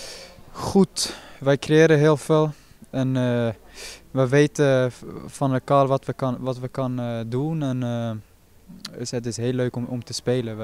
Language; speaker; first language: Dutch; non-native, fluent; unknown